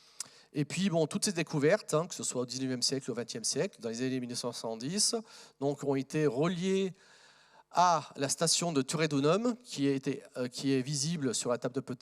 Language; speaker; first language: French; native; French